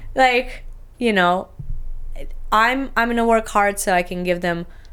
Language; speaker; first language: English; non-native, fluent; Romanian